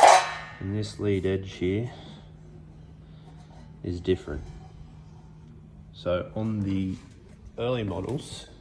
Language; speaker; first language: English; native; English